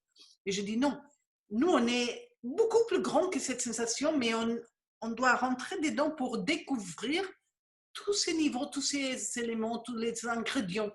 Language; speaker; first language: French; non-native, fluent; Spanish